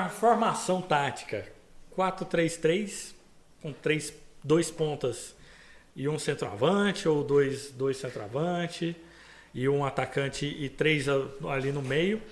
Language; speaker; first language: Portuguese; native; Portuguese